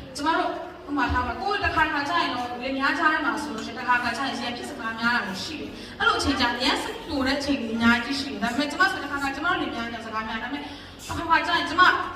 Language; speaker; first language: Burmese; non-native, local second language; Tedim Chin